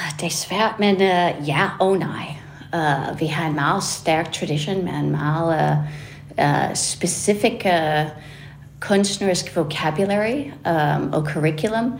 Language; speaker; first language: Danish; non-native, fluent; English